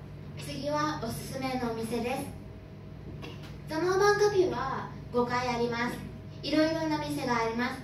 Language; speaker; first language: Japanese; non-native, learner; Thai